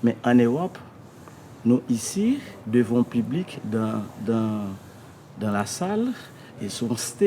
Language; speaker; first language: French; non-native, learner; Haitian Creole